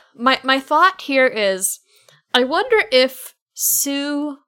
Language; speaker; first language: English; native; English